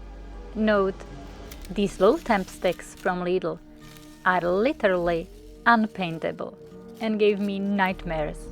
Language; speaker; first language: English; non-native, fluent; Czech